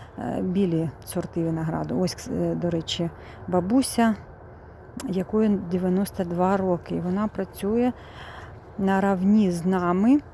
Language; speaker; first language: Ukrainian; native; Ukrainian